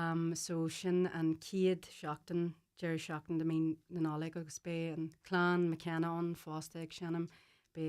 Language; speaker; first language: Irish; non-native, local second language; English